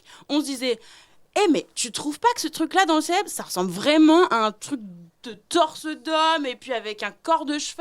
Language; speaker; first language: French; native; French